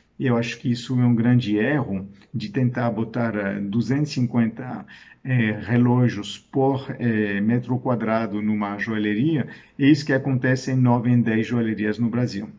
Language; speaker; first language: Portuguese; non-native, fluent; French